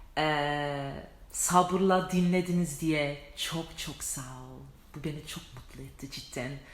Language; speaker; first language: Turkish; early bilingual, heritage; Turkish